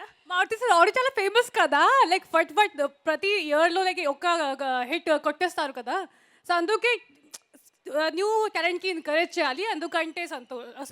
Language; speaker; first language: Telugu; non-native, fluent; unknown